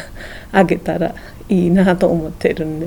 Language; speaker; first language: Japanese; non-native, fluent; Nepali